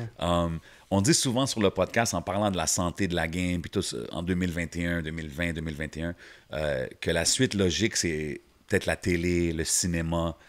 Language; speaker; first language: French; native; French